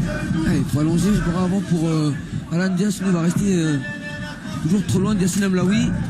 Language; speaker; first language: French; native; French